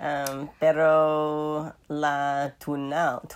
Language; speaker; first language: Spanish; non-native, learner; English